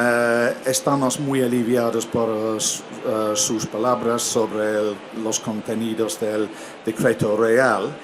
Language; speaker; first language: Spanish; non-native, fluent; English